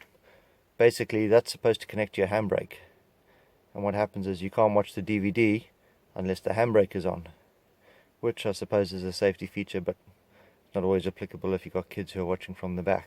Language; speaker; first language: English; native; English